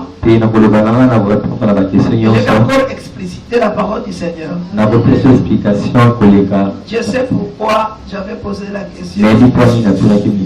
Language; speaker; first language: French; non-native, local second language; Lingala